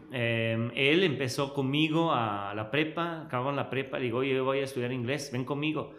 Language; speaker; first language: Spanish; non-native, fluent; Italian